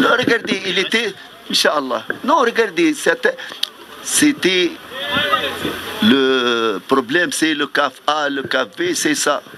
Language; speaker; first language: French; non-native, fluent; Arabic